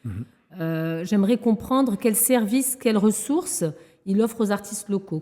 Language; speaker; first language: French; non-native, local second language; Arabic